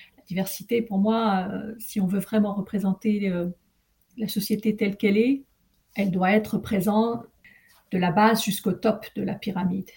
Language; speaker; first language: French; early bilingual, other home language; Arabic